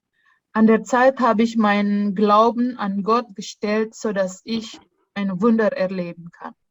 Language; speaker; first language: German; non-native, fluent; Indonesian